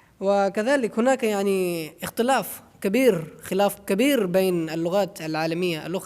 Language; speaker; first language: Arabic; non-native, fluent; Urdu